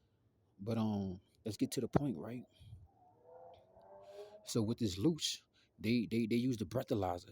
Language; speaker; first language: English; native; English